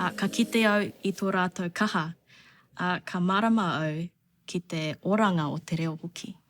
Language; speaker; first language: Māori; non-native, local second language; Chinese